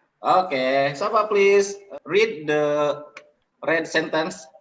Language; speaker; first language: English; non-native, learner; Indonesian